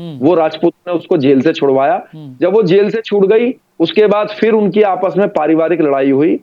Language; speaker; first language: Hindi; native; Hindi